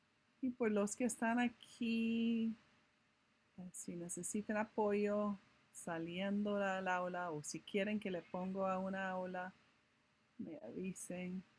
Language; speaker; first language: Spanish; non-native, fluent; English